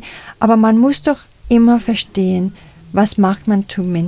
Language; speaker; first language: German; non-native, fluent; Danish